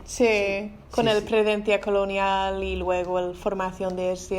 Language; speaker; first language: Spanish; non-native, learner; English